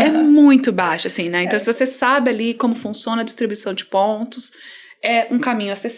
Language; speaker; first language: Portuguese; native; Portuguese